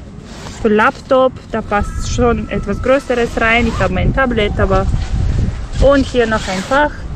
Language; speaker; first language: German; non-native, fluent; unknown